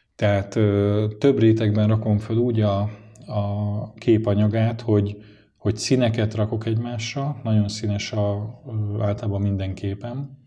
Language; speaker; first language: Hungarian; native; Hungarian